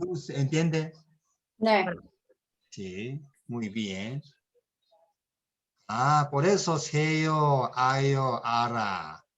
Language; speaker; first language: Spanish; non-native, learner; Korean